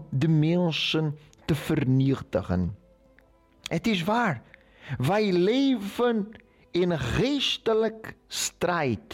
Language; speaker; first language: Dutch; non-native, fluent; Portuguese